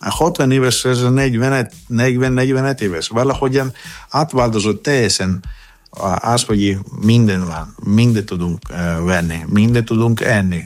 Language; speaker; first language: Hungarian; non-native, learner; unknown